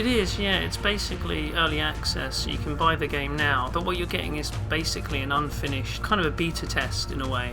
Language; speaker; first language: English; native; English